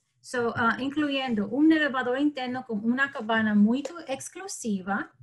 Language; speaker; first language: Portuguese; non-native, learner; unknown